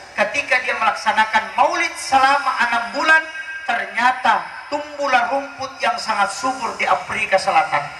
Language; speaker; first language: Indonesian; non-native, local second language; Buginese